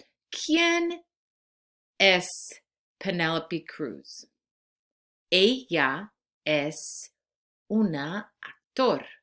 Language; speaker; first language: Spanish; non-native, fluent; English